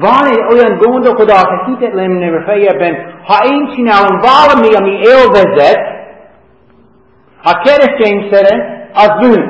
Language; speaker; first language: Hungarian; non-native, fluent; English